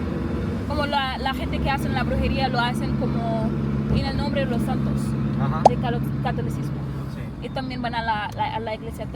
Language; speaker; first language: Spanish; non-native, fluent; English